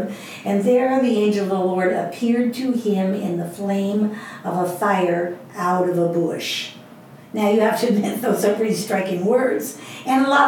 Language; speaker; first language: English; native; English